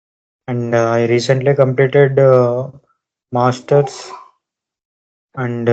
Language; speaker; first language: English; non-native, learner; Telugu